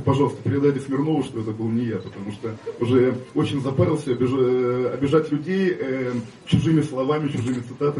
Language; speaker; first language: Russian; native; Russian